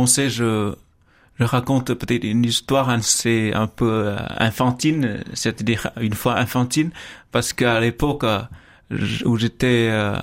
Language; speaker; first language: French; non-native, learner; Vietnamese